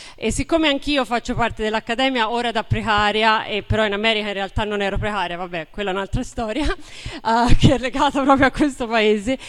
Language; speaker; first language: Italian; native; Italian